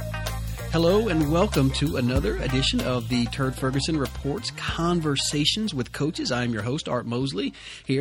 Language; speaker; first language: English; native; English